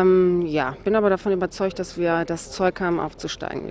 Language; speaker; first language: German; native; German